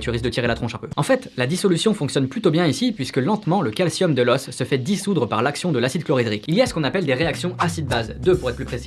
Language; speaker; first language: French; native; French